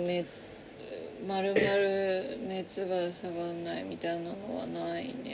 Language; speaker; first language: Japanese; native; Japanese